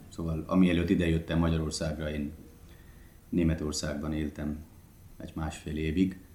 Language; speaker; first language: Hungarian; non-native, fluent; Hindi